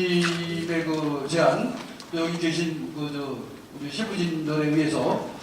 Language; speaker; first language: Korean; native; Korean